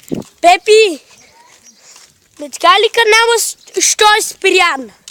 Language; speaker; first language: Bulgarian; native; Bulgarian